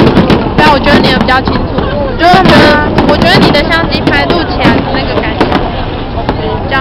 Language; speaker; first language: Chinese; native; Chinese